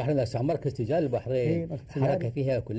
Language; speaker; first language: Arabic; native; Arabic